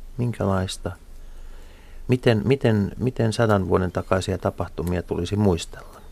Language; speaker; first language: Finnish; native; Finnish